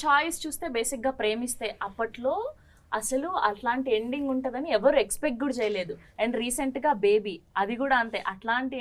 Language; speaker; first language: Telugu; native; Telugu